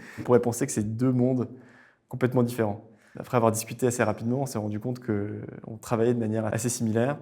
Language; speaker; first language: French; native; French